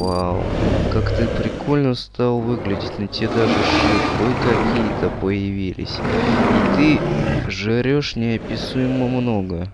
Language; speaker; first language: Russian; native; Russian